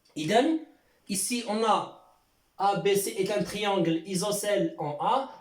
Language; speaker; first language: French; non-native, local second language; Arabic